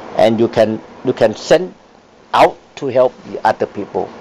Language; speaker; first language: English; non-native, fluent; Thai